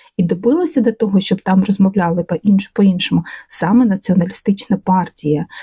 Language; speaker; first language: Ukrainian; non-native, local second language; Russian